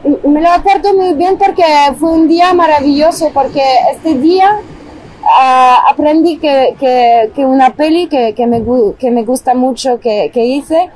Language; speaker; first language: Spanish; non-native, fluent; French